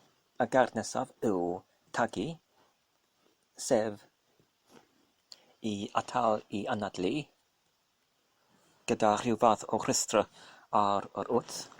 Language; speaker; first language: Welsh; non-native, learner; English